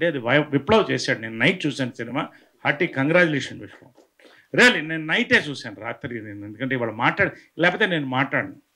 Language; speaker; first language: Telugu; native; Telugu